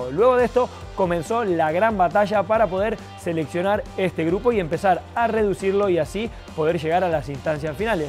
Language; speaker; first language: Spanish; native; Spanish